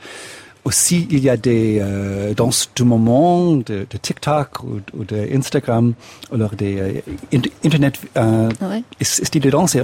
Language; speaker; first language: French; non-native, fluent; English